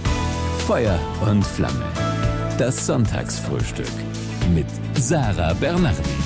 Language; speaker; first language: German; native; German